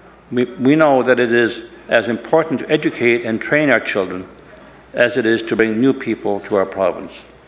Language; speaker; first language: English; native; English